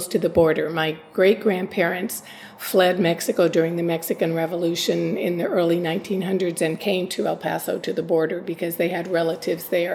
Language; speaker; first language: English; native; English